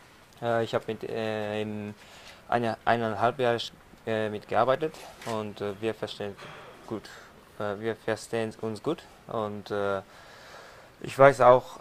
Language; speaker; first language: German; non-native, learner; Japanese